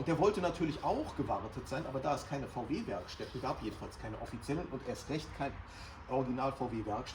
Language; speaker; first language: German; native; German